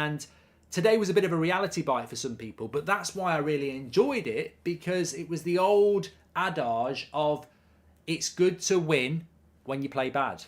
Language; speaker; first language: English; native; English